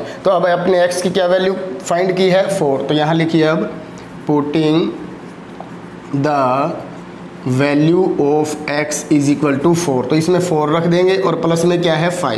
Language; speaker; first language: Hindi; native; Hindi